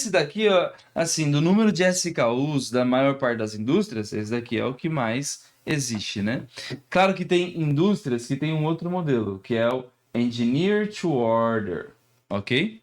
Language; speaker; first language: Portuguese; native; Portuguese